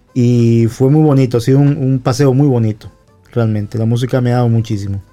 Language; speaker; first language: Spanish; native; Spanish